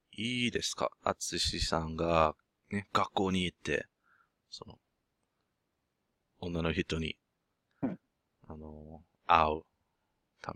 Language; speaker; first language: Japanese; non-native, learner; English